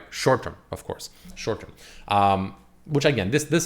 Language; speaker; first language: English; native; English